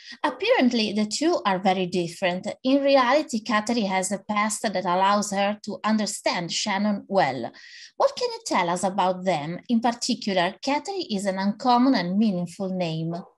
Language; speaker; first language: English; non-native, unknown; Italian